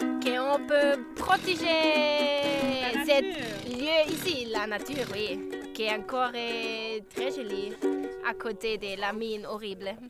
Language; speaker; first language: French; non-native, learner; German